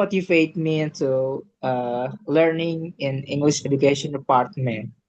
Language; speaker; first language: English; non-native, learner; Indonesian